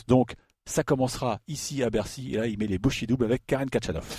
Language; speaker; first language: French; native; French